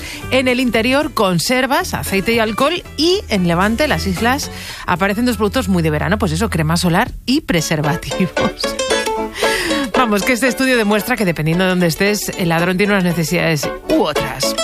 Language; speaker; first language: Spanish; native; Spanish